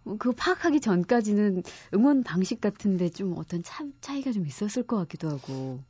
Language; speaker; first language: Korean; native; Korean